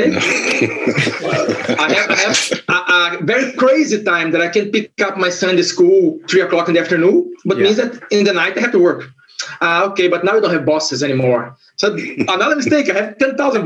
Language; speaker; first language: English; non-native, fluent; Portuguese